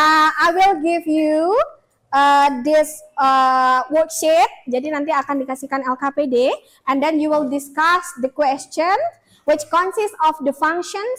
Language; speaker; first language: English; non-native, fluent; Indonesian